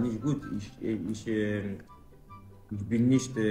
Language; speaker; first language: German; non-native, learner; French